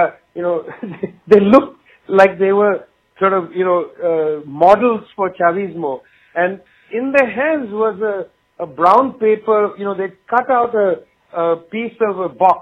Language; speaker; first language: English; non-native, local second language; Bangla